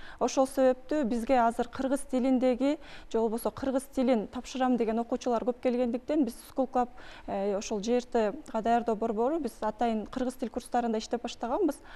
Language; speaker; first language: Kyrgyz; native; Kyrgyz